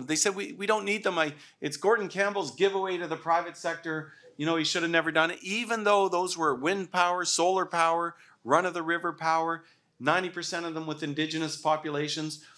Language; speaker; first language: English; native; English